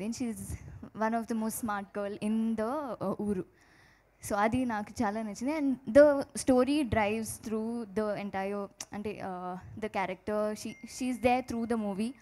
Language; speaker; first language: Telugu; non-native, learner; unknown